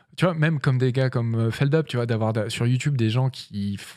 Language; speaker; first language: French; native; French